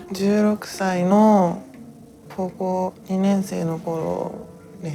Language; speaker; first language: Japanese; native; Japanese